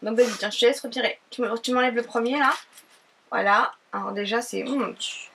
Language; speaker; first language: French; native; French